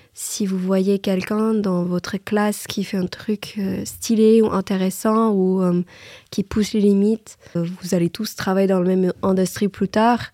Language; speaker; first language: French; non-native, fluent; English